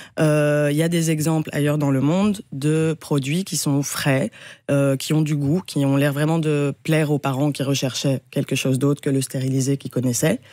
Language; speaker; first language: French; native; French